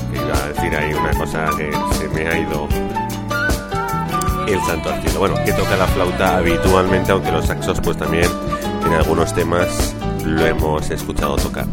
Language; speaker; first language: Spanish; native; Spanish